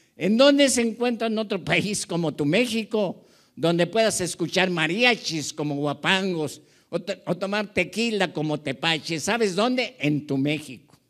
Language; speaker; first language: Spanish; early bilingual, other home language; Japanese